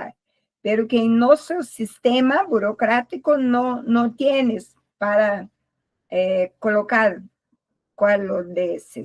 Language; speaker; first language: Spanish; non-native, learner; Portuguese